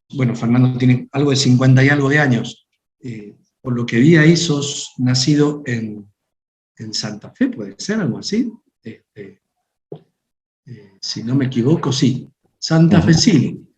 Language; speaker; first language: Spanish; native; Spanish